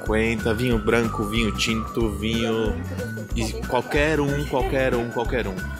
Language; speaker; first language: Portuguese; native; Portuguese